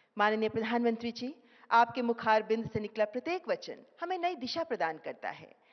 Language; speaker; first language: Hindi; native; Hindi